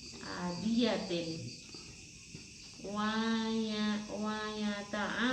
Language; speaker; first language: Arabic; non-native, learner; Indonesian